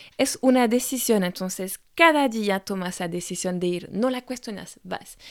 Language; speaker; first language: Spanish; non-native, fluent; French